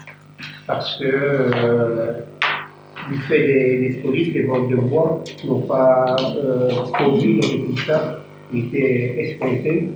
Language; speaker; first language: French; native; French